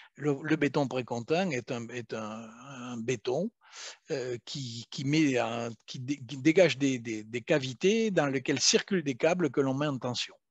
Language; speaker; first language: French; native; French